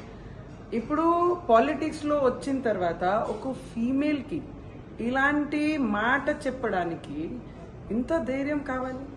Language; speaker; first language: Telugu; non-native, fluent; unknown